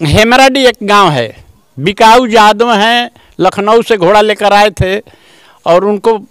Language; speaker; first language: Hindi; native; Hindi